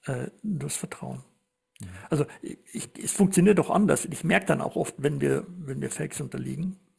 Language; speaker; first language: German; native; German